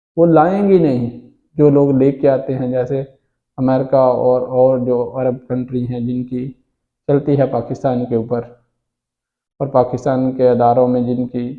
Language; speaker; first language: Urdu; native; Urdu